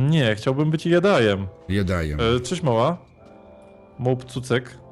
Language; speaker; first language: Polish; native; Polish